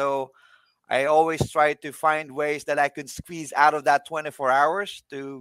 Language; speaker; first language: English; non-native, local second language; Filipino